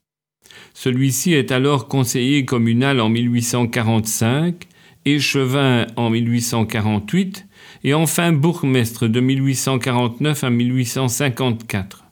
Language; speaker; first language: French; native; French